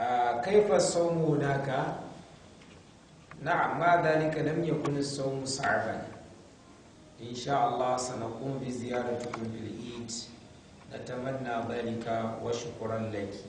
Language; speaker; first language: Arabic; non-native, fluent; Hausa